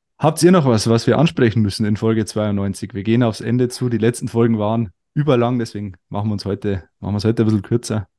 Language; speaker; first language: German; native; German